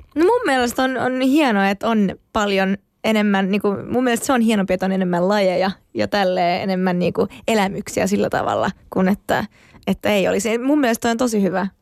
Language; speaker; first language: Finnish; non-native, local second language; Swedish